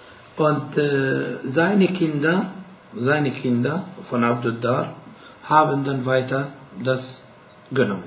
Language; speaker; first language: German; non-native, fluent; Arabic